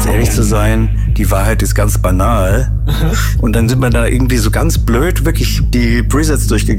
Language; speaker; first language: German; native; German